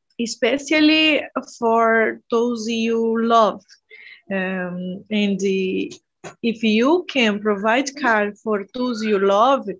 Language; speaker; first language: English; non-native, learner; Portuguese